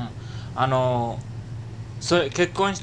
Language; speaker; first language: Japanese; early bilingual, heritage; Japanese